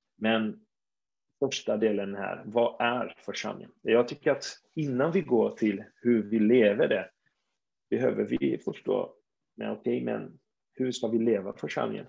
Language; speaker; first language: Swedish; non-native, fluent; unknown